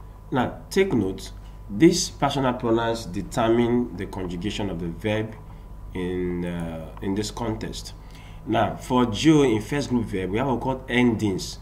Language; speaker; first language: English; non-native, local second language; Yoruba